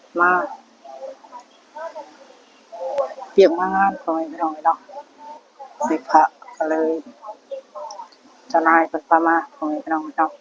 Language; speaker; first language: Thai; non-native, local second language; Northeastern Thai